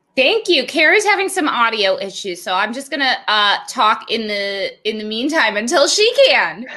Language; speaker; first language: English; native; English